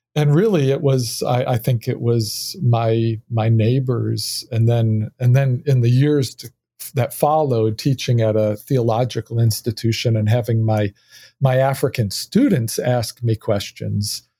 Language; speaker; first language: English; native; English